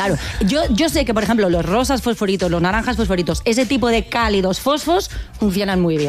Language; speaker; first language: Spanish; native; Spanish